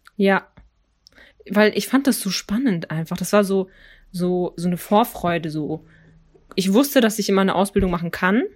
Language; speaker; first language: German; early bilingual, other home language; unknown